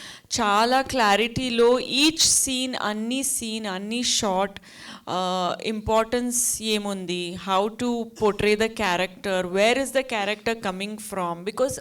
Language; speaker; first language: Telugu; non-native, fluent; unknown